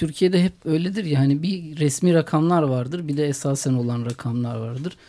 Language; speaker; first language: Turkish; native; Turkish